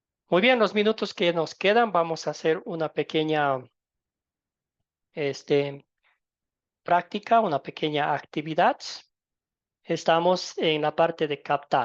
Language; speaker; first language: Spanish; native; Spanish